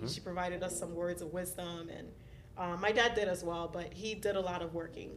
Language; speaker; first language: English; early bilingual, other home language; Haitian Creole